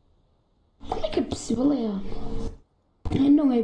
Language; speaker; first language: Portuguese; native; Portuguese